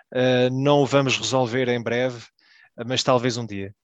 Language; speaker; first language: Portuguese; early bilingual, heritage; Portuguese